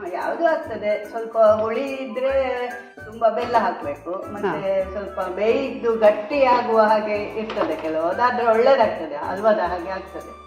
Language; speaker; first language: Kannada; non-native, local second language; Konkani